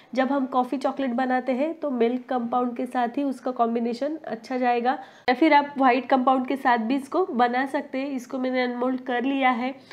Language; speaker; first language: Hindi; non-native, local second language; Marathi